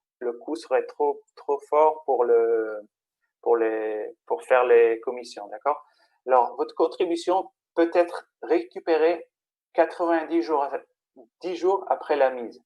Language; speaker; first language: French; non-native, fluent; Spanish